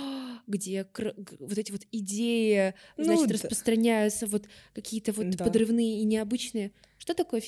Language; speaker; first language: Russian; native; Russian